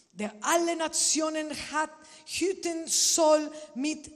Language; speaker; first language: German; non-native, learner; Spanish